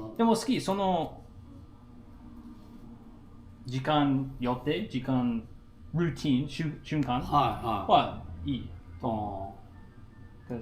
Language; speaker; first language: Japanese; non-native, learner; English